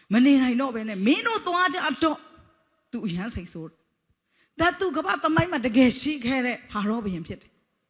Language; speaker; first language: Burmese; non-native, local second language; Kachin